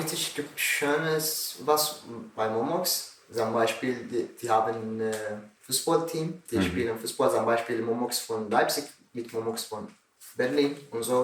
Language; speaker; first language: German; non-native, learner; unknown